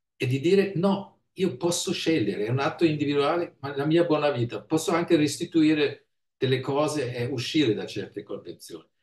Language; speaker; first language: Italian; non-native, fluent; German